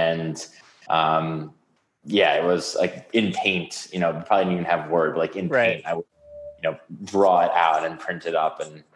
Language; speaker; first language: English; native; English